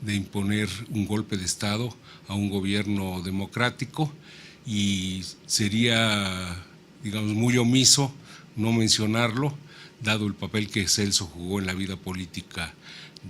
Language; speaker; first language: Spanish; native; Spanish